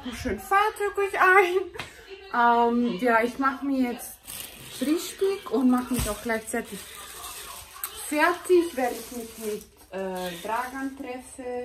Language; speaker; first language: German; early bilingual, heritage; German